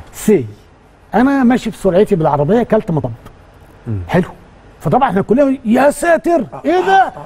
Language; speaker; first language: Egyptian Arabic; native; Egyptian Arabic